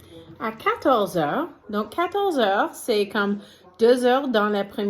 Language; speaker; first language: French; non-native, fluent; English